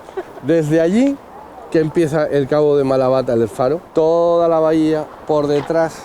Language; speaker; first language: Spanish; native; Spanish